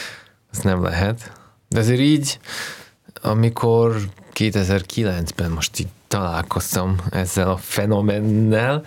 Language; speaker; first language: Hungarian; non-native, fluent; Russian